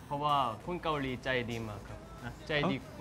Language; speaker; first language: Thai; non-native, learner; Korean